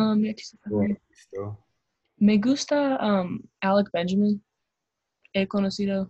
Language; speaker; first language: Spanish; non-native, learner; English